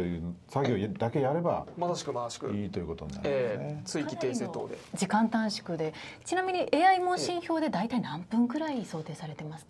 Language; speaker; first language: Japanese; native; Japanese